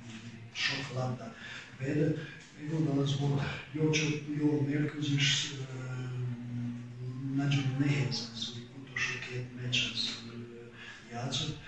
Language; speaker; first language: Hungarian; non-native, learner; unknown